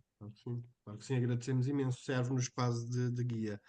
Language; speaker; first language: Portuguese; native; Portuguese